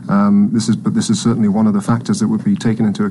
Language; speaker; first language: English; native; English